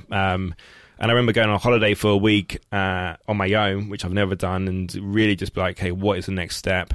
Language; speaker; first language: English; native; English